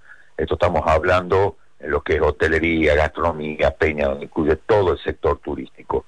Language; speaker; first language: Spanish; native; Spanish